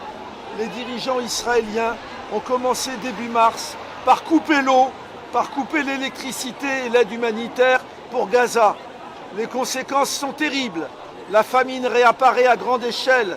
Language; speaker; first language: French; native; French